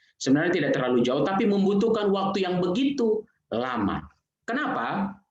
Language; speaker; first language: Indonesian; native; Indonesian